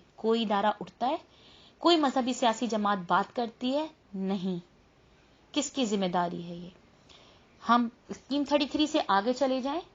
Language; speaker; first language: Urdu; native; Urdu